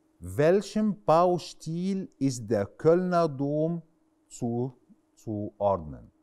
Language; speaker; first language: German; non-native, fluent; Arabic